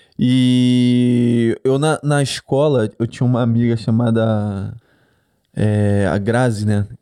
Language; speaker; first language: Portuguese; native; Portuguese